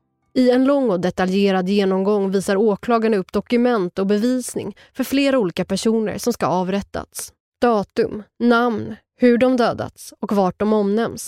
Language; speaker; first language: Swedish; native; Swedish